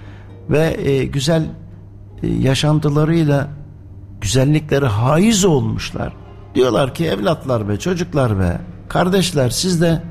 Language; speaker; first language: Turkish; native; Turkish